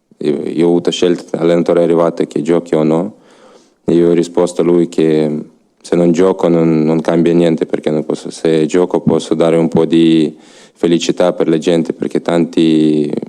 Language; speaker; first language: Italian; non-native, learner; Ukrainian